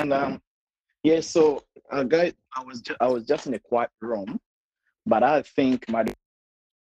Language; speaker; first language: English; non-native, local second language; Ganda